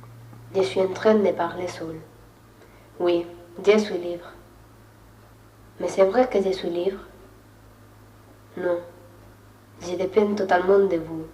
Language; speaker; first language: French; non-native, fluent; Spanish